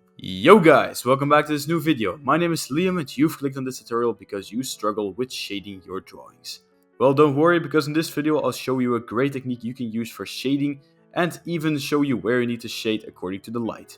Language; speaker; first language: English; non-native, fluent; Dutch